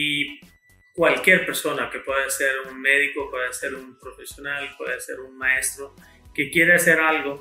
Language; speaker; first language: Spanish; non-native, fluent; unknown